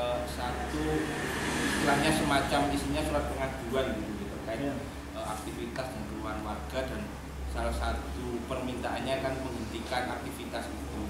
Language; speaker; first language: Indonesian; native; Indonesian